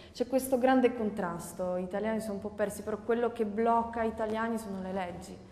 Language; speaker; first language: Italian; non-native, fluent; Polish